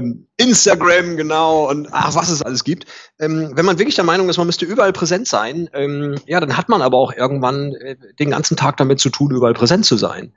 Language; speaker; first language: German; native; German